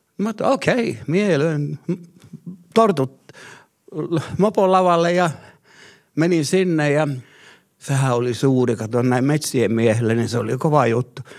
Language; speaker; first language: Finnish; native; Finnish